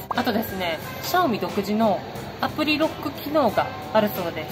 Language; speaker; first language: Japanese; native; Japanese